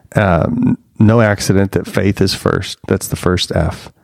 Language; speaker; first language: English; native; English